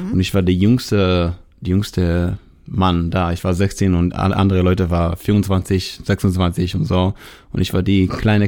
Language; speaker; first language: German; non-native, learner; Hebrew